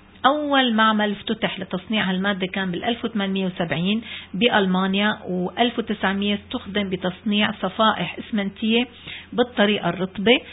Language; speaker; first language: Arabic; native; Arabic